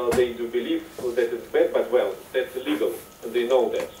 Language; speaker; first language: English; non-native, fluent; Russian